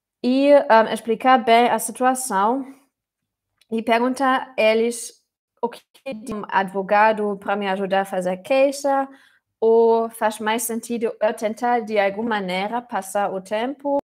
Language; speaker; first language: Portuguese; non-native, fluent; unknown